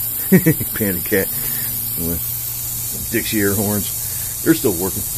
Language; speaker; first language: English; native; English